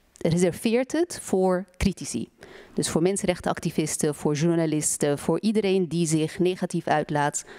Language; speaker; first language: Dutch; native; Dutch